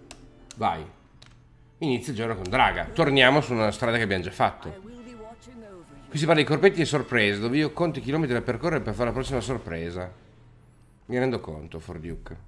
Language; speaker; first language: Italian; native; Italian